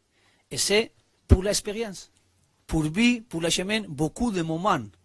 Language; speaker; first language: French; non-native, learner; Spanish